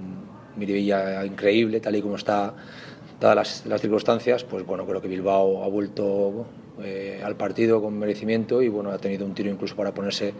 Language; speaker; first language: Spanish; native; Spanish